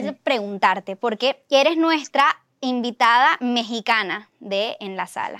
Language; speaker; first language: Spanish; early bilingual, heritage; Spanish